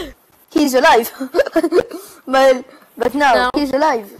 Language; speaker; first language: English; non-native, learner; French